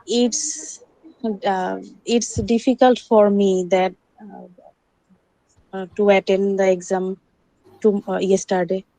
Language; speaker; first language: English; non-native, learner; Bangla